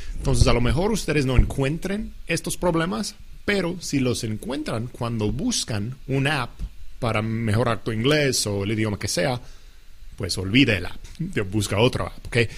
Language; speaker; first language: Spanish; non-native, fluent; English